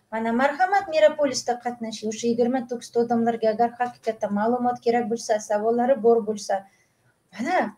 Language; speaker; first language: Uzbek; non-native, local second language; Russian